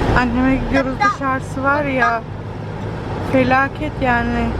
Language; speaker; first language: Turkish; early bilingual, heritage; Turkish